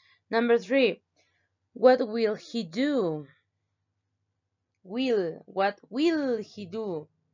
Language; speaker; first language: English; non-native, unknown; Spanish